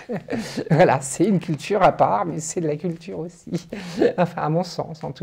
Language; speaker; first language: French; native; French